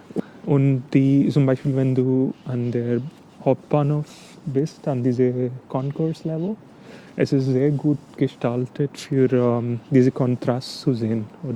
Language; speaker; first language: German; non-native, fluent; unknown